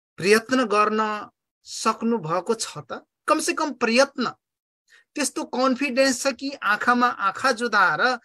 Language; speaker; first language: Nepali; non-native, local second language; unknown